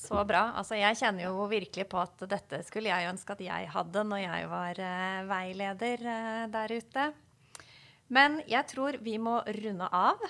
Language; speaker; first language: Norwegian; native; Norwegian